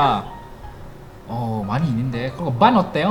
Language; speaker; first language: Korean; non-native, fluent; Malay